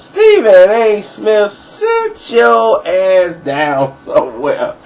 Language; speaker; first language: English; native; English